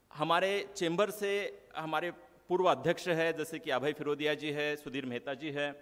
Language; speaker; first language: Hindi; non-native, local second language; Marathi